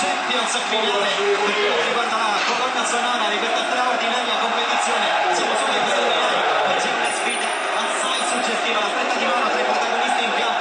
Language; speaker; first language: Italian; native; Italian